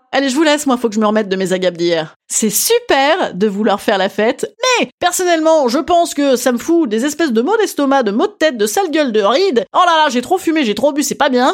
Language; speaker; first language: French; native; French